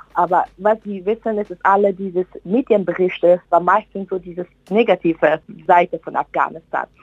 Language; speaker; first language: German; non-native, fluent; Persian